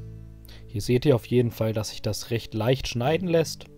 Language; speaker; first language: German; native; German